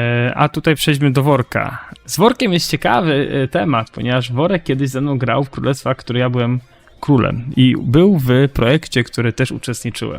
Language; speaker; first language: Polish; native; Polish